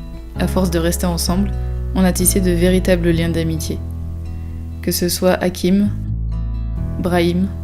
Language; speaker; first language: French; native; French